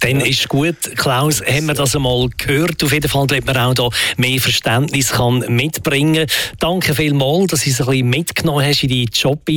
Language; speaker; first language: German; native; German